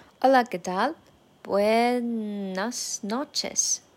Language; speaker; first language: Spanish; non-native, learner; Chinese